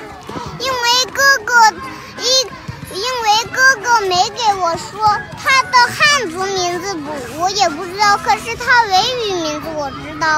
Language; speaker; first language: Chinese; non-native, local second language; Uyghur